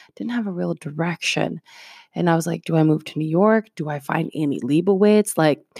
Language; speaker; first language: English; early bilingual, other home language; Spanish